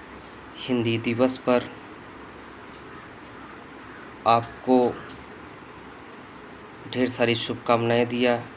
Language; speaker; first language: Hindi; native; Hindi